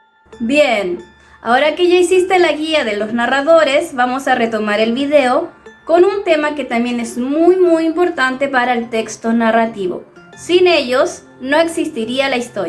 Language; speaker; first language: Spanish; native; Spanish